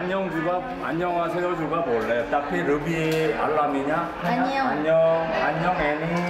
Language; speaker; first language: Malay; non-native, learner; Korean